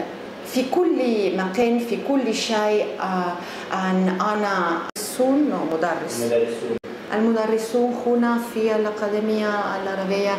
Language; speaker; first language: Arabic; non-native, learner; Spanish